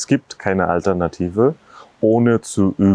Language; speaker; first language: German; non-native, fluent; Bangla